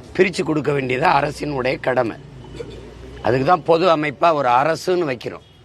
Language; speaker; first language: Tamil; native; Tamil